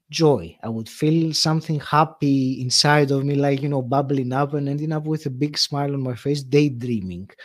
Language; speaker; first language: English; non-native, fluent; Greek